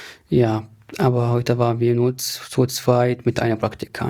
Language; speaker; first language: German; non-native, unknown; Arabic